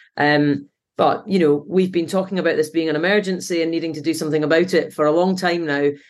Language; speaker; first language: English; native; English